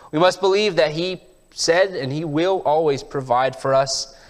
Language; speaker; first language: English; early bilingual, heritage; English